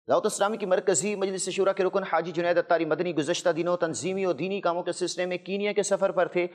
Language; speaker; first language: Urdu; native; Urdu